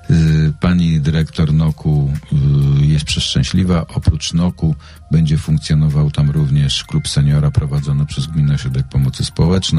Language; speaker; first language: Polish; native; Polish